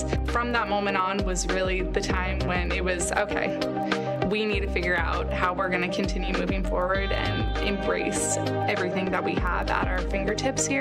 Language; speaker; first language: English; native; English